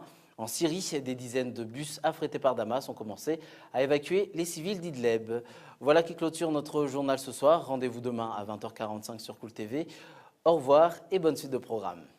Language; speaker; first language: French; non-native, local second language; Malagasy